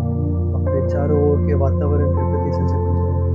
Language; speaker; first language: Hindi; native; Hindi